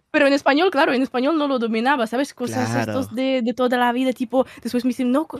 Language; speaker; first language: Spanish; non-native, fluent; Russian